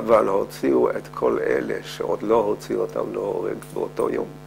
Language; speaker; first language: Hebrew; non-native, fluent; Dutch